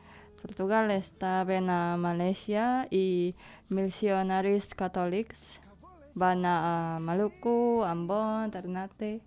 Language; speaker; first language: Catalan; non-native, learner; Indonesian